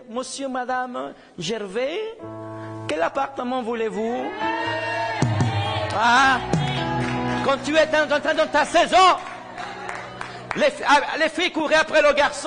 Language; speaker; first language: French; non-native, fluent; Spanish